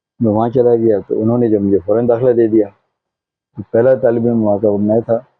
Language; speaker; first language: Urdu; non-native, local second language; Konkani